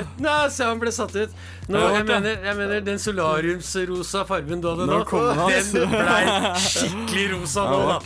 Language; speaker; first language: Norwegian; native; Norwegian